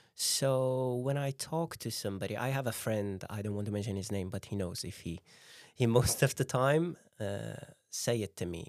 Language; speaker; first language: English; non-native, fluent; Persian